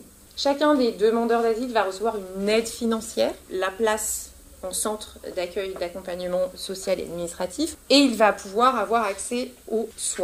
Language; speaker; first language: French; native; French